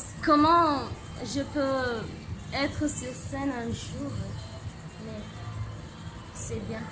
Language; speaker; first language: French; non-native, local second language; Comorian